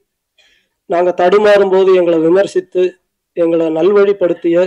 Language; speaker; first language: Tamil; native; Tamil